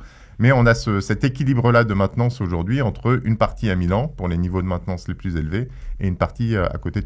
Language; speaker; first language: French; native; French